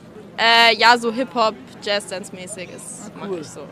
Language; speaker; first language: German; native; German